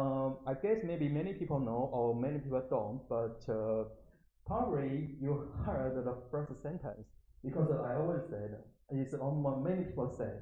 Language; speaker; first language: English; non-native, learner; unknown